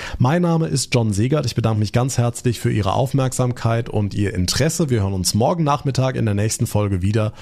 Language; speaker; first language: German; native; German